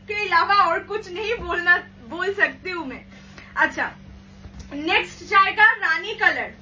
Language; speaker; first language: Hindi; non-native, local second language; Bangla